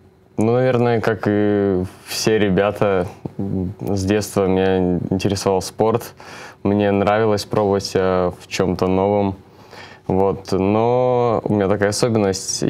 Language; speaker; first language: Russian; native; Russian